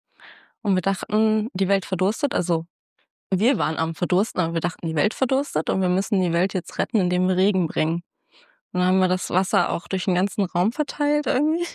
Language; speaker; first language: German; native; German